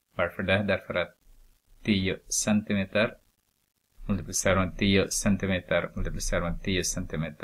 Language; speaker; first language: Swedish; non-native, fluent; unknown